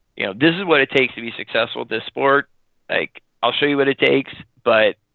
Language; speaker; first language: English; native; English